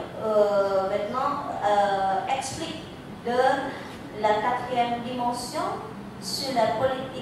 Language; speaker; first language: French; non-native, fluent; Indonesian